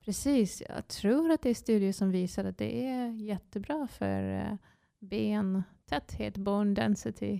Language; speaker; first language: Swedish; non-native, fluent; English